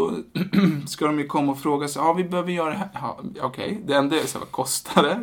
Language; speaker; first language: Swedish; native; Swedish